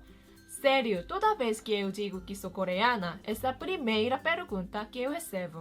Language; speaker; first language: Portuguese; non-native, fluent; Korean